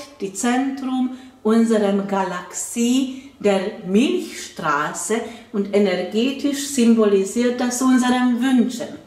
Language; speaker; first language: German; non-native, fluent; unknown